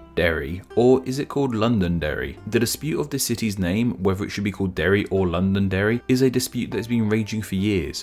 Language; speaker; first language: English; native; English